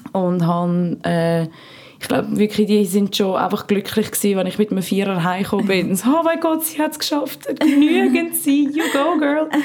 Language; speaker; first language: German; native; German